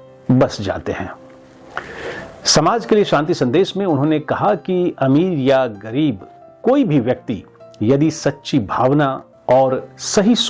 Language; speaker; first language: Hindi; native; Hindi